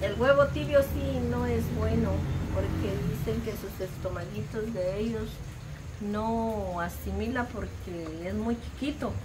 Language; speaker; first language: Spanish; native; Spanish